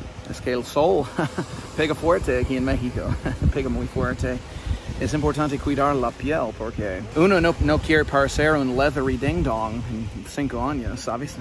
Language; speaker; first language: Spanish; non-native, fluent; English